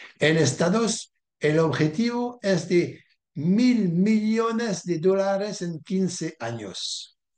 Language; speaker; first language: Spanish; non-native, learner; French